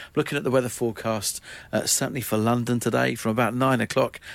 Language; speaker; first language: English; native; English